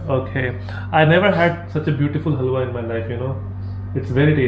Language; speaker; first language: English; non-native, local second language; Hindi